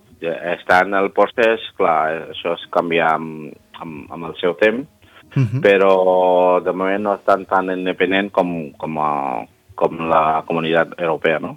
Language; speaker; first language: Catalan; non-native, learner; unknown